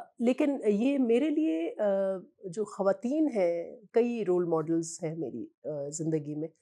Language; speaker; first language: Urdu; non-native, local second language; Sindhi